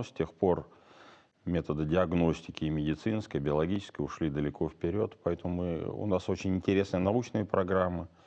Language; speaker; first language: Russian; native; Russian